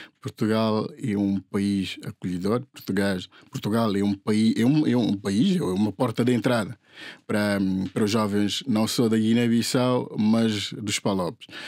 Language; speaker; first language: Portuguese; non-native, local second language; Upper Guinea Crioulo